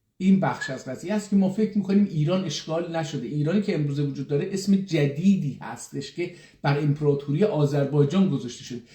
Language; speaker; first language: Persian; non-native, local second language; Azerbaijani